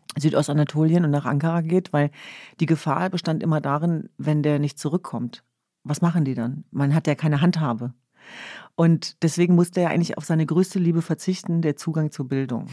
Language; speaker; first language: German; early bilingual, other home language; Kurdish